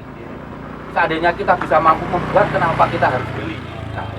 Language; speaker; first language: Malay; non-native, local second language; Javanese